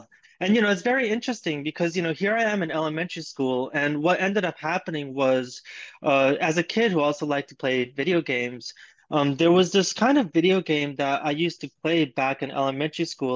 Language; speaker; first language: English; native; English